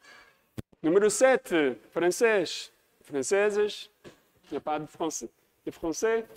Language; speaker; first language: Portuguese; non-native, fluent; English